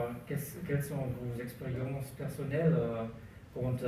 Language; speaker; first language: French; non-native, learner; German